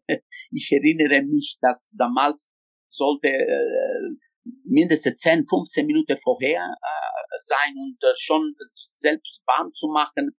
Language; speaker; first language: German; non-native, fluent; Italian